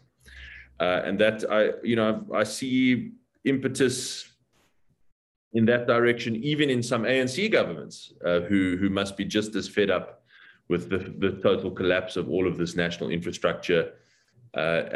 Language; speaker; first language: English; native; English